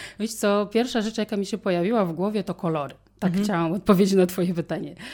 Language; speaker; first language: Polish; non-native, fluent; Portuguese